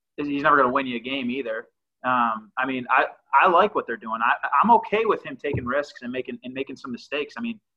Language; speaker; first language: English; native; English